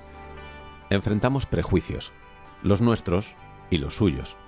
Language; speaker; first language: Spanish; native; Spanish